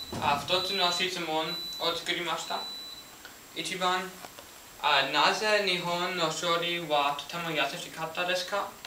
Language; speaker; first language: Japanese; non-native, learner; English